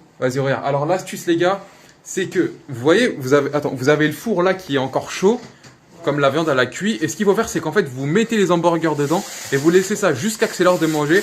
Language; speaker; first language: French; native; French